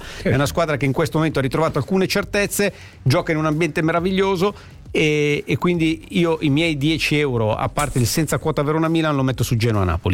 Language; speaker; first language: Italian; native; Italian